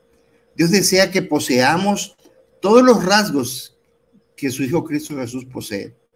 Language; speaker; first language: Spanish; native; Spanish